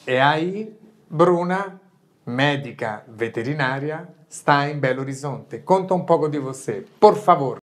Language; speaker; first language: Portuguese; non-native, fluent; Italian